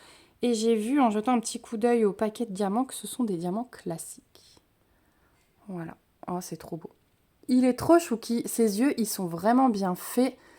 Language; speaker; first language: French; native; French